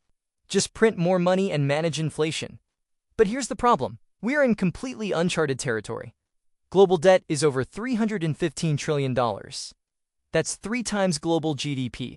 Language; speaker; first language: English; native; English